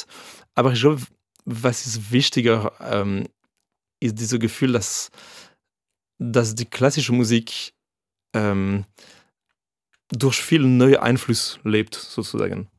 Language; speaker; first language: German; non-native, fluent; French